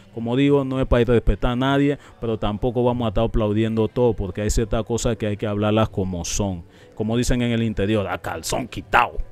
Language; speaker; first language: Spanish; non-native, local second language; English